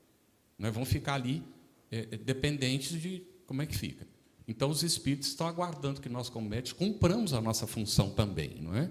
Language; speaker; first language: Portuguese; native; Portuguese